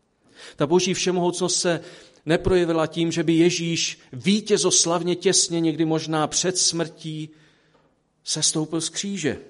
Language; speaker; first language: Czech; native; Czech